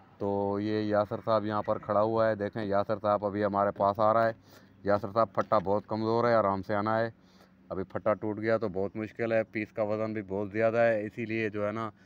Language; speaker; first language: Urdu; non-native, local second language; Saraiki